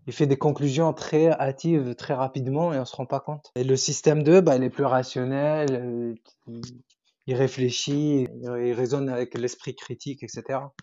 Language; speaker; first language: French; non-native, local second language; Arabic